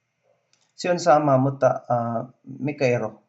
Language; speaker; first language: Finnish; non-native, learner; Filipino